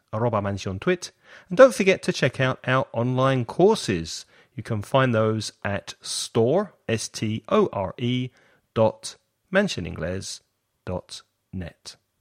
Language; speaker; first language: English; native; English